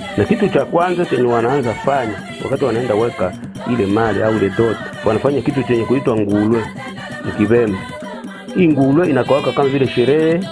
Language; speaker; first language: Swahili; non-native, local second language; Bembe